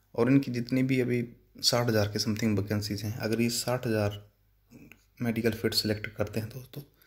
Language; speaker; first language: Hindi; native; Hindi